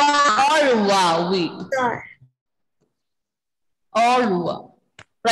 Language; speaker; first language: French; non-native, fluent; Malayalam